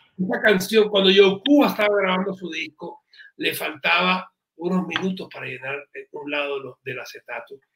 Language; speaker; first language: Spanish; native; Spanish